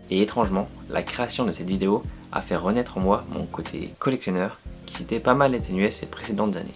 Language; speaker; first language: French; native; French